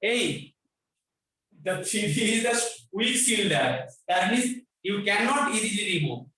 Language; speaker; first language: English; non-native, local second language; Bangla